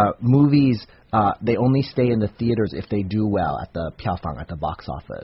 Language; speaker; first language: English; native; English